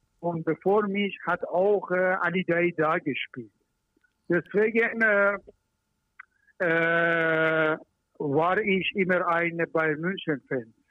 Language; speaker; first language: German; non-native, learner; Persian